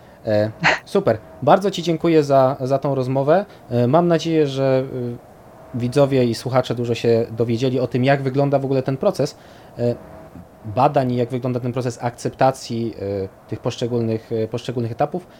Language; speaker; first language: Polish; native; Polish